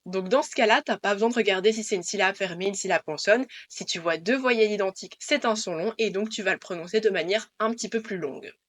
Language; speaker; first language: French; native; French